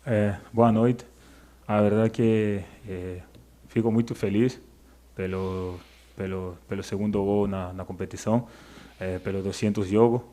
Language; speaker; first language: Portuguese; non-native, fluent; Spanish